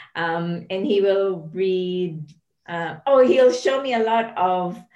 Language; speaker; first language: English; non-native, local second language; Filipino